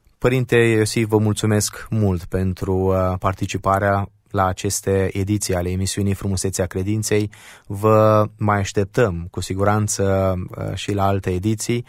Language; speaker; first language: Romanian; native; Romanian